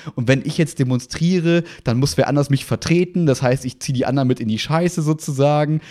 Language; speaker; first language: German; native; German